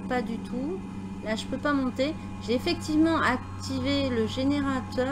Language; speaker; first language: French; native; French